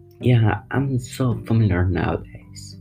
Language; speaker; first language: English; non-native, fluent; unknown